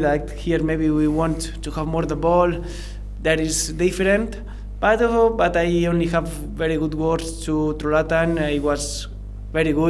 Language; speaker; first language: English; non-native, learner; Spanish